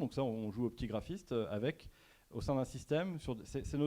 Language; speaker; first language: French; native; French